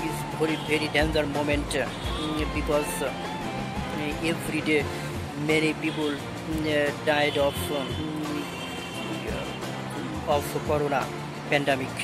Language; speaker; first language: English; non-native, learner; Bangla